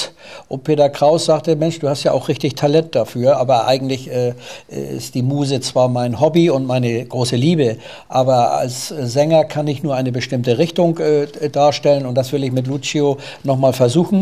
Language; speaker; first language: German; native; German